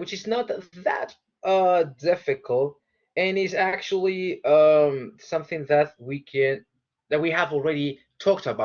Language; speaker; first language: English; non-native, fluent; Spanish